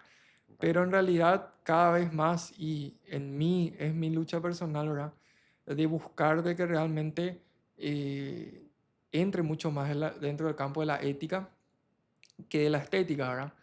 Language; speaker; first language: Spanish; native; Spanish